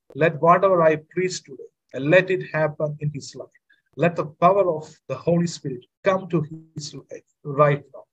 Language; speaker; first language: English; non-native, local second language; Malayalam